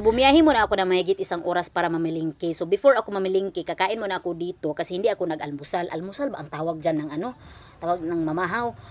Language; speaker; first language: Filipino; non-native, local second language; Cebuano